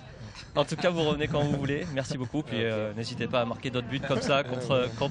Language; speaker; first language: French; native; French